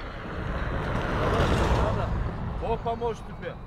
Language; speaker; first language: Russian; non-native, local second language; Turkmen